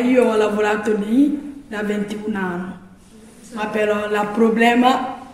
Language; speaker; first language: Italian; non-native, learner; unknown